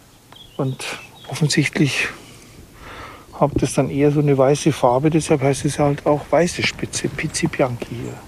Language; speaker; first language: German; native; German